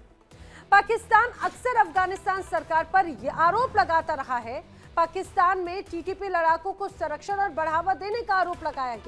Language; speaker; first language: Hindi; native; Hindi